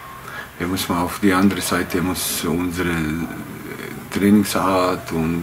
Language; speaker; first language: German; non-native, fluent; Bosnian